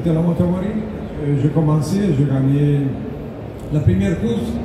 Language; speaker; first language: French; non-native, learner; Italian